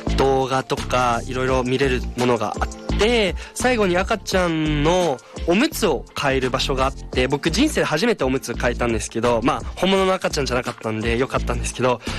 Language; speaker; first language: Japanese; native; Japanese